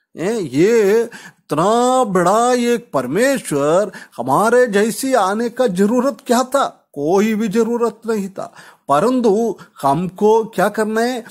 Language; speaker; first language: Hindi; non-native, local second language; Malayalam